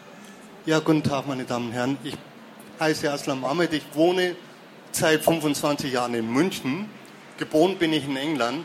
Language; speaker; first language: German; early bilingual, other home language; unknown